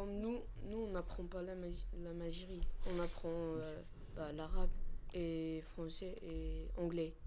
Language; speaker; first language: French; non-native, learner; Arabic